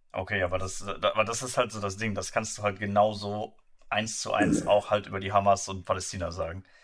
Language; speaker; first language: German; native; German